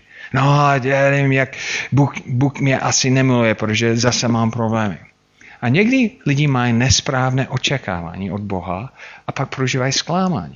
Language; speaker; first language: Czech; non-native, fluent; English